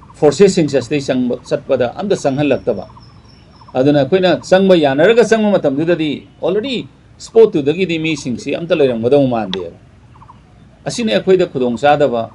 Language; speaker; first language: Manipuri; non-native, local second language; Tangkhul Naga (India)